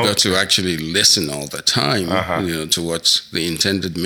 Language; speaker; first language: English; non-native, local second language; Yoruba